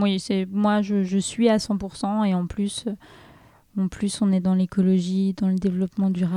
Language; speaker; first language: French; native; French